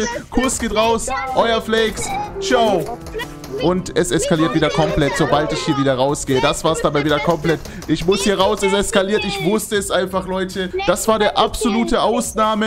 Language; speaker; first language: German; native; German